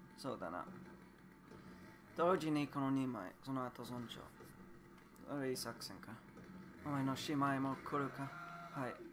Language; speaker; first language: Japanese; non-native, learner; English